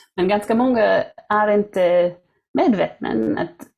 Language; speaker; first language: Swedish; non-native, fluent; English